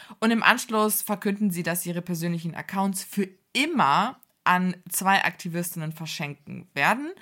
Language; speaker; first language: German; early bilingual, other home language; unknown